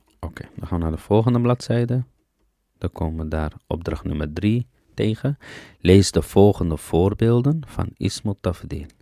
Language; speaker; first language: Dutch; early bilingual, other home language; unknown